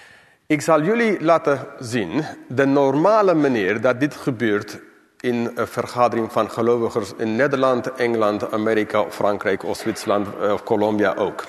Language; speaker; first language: Dutch; non-native, fluent; English